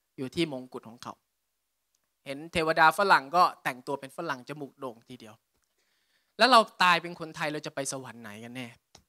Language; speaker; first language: Thai; native; Thai